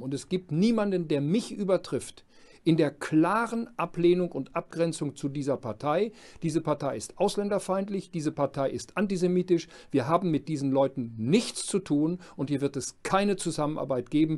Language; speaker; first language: German; native; German